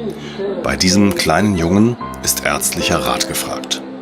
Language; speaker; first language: German; native; German